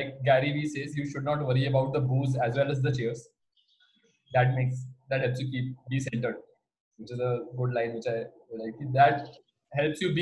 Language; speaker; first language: English; non-native, local second language; Hindi